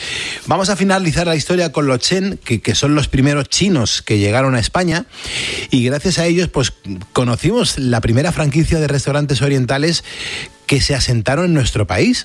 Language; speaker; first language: Spanish; native; Spanish